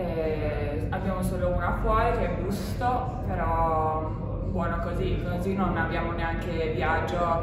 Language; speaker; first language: Italian; non-native, fluent; Albanian